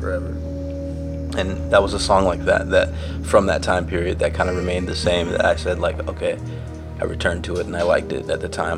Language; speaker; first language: English; native; English